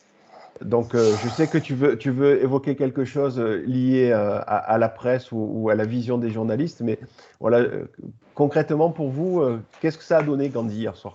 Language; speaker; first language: French; native; French